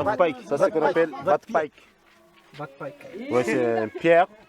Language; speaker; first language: French; non-native, local second language; Malagasy